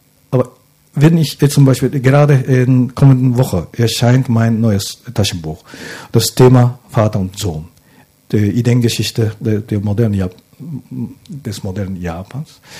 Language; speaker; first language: German; non-native, fluent; Japanese